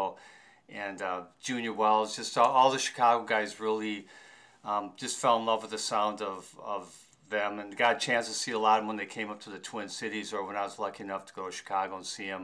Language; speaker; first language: English; native; English